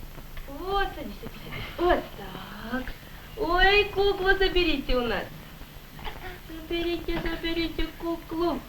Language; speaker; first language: Russian; native; Russian